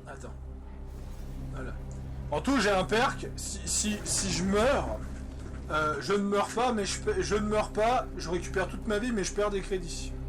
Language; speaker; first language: French; native; French